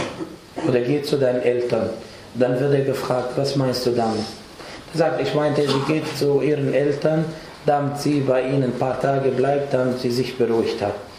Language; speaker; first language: German; non-native, fluent; Arabic